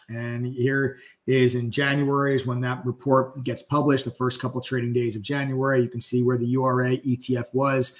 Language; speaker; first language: English; native; English